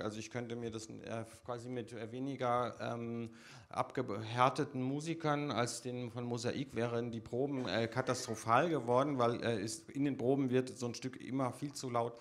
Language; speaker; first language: German; native; German